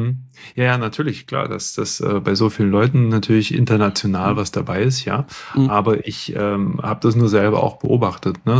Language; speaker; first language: German; native; German